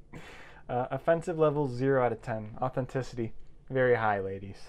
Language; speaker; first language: English; native; English